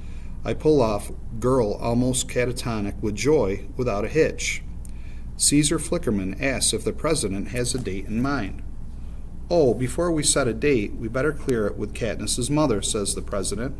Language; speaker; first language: English; native; English